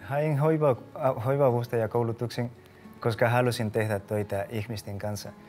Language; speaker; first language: Finnish; non-native, learner; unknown